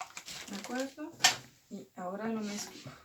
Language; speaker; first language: Spanish; non-native, fluent; French